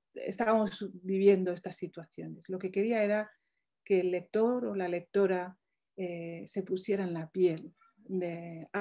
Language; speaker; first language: Spanish; non-native, fluent; Arabic